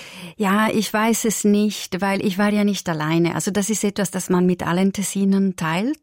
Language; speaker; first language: German; non-native, local second language; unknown